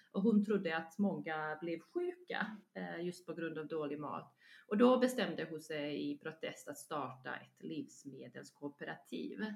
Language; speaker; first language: Swedish; non-native, fluent; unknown